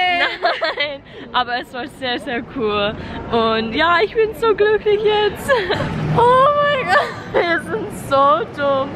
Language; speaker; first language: German; non-native, learner; English